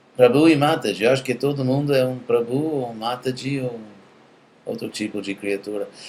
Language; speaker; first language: Portuguese; non-native, fluent; English